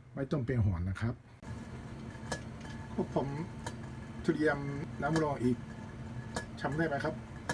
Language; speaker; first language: Thai; non-native, learner; Japanese